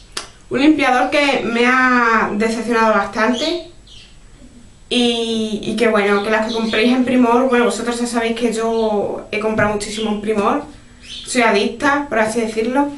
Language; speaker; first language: Spanish; native; Spanish